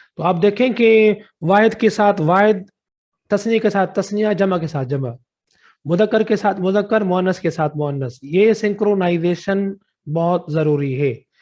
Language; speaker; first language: Urdu; non-native, local second language; Sindhi